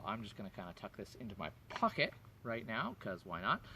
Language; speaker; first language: English; native; English